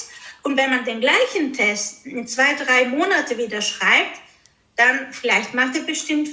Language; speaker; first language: German; non-native, fluent; Greek